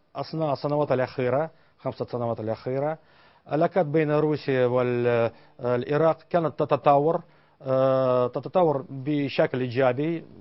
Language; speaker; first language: Arabic; non-native, fluent; Russian